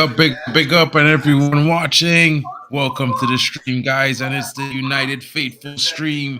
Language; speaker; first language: English; native; English